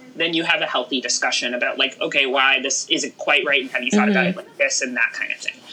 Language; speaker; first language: English; native; English